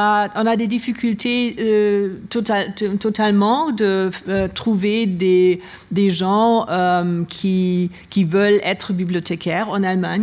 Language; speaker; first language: French; non-native, learner; German